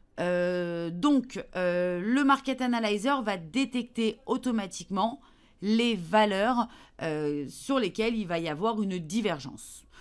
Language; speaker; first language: French; native; French